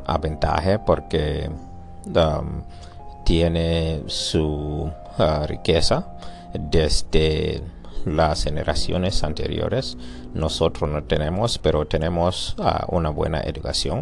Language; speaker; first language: Spanish; non-native, learner; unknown